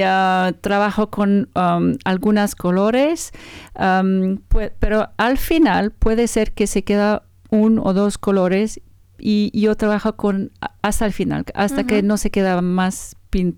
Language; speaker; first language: Spanish; non-native, learner; French